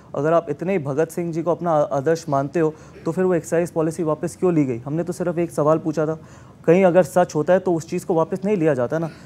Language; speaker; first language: Hindi; native; Hindi